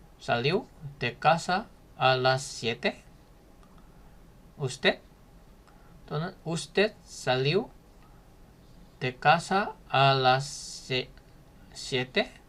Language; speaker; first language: Spanish; non-native, fluent; Korean